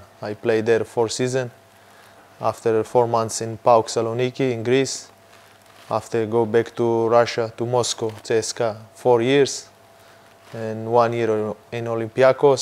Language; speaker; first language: English; non-native, fluent; Hebrew